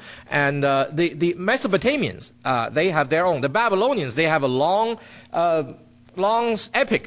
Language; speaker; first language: English; non-native, fluent; Chinese